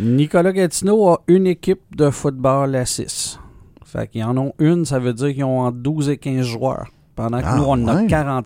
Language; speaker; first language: French; native; French